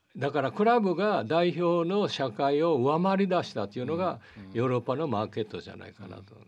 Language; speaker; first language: Japanese; early bilingual, heritage; Portuguese